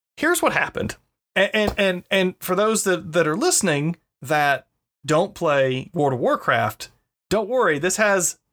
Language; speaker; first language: English; native; English